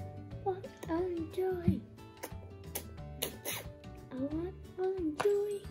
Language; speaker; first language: English; early bilingual, other home language; Indonesian